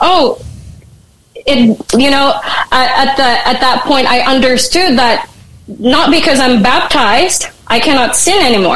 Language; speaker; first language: English; non-native, local second language; Filipino